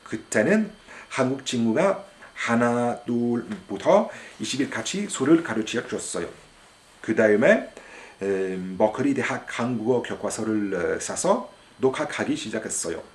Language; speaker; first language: Korean; non-native, learner; French